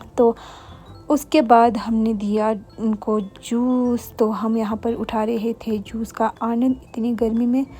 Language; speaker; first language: Hindi; non-native, local second language; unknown